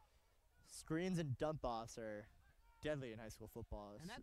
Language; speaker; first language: English; native; English